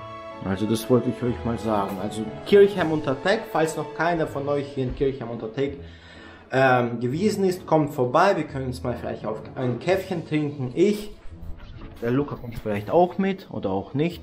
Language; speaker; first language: German; native; German